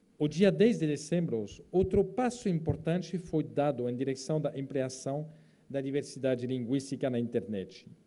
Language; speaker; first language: Portuguese; non-native, fluent; French